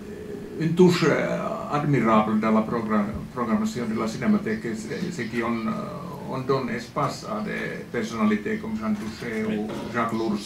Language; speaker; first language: French; non-native, fluent; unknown